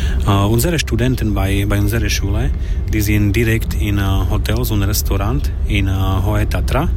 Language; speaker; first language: German; non-native, learner; Slovak